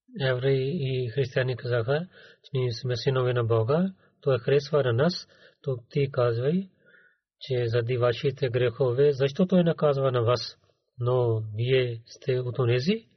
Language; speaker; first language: Bulgarian; non-native, learner; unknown